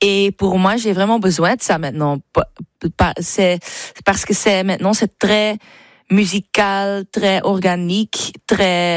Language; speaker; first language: French; non-native, fluent; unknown